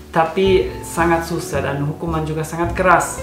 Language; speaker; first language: Indonesian; non-native, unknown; German